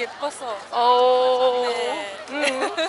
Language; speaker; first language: Korean; non-native, learner; Japanese